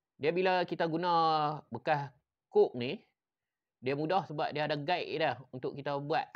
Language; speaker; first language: Malay; native; Malay